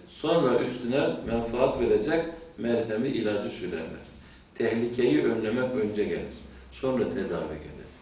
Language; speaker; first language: Turkish; native; Turkish